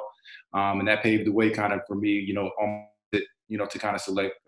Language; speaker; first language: English; native; English